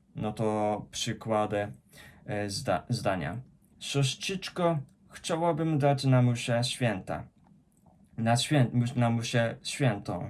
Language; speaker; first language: Polish; non-native, fluent; Japanese